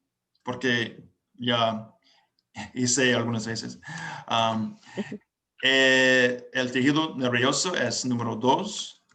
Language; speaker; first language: Spanish; non-native, learner; English